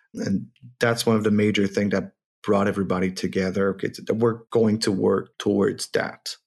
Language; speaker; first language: English; non-native, fluent; French